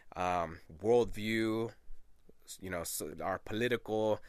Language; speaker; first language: English; early bilingual, other home language; Spanish